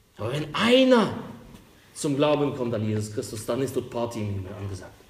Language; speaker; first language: German; non-native, fluent; Russian